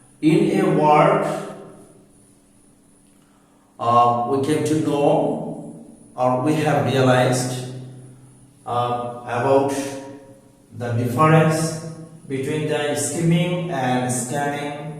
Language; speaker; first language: English; non-native, local second language; Bangla